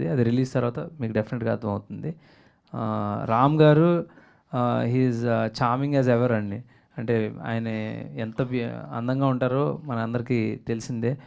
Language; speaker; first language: Telugu; native; Telugu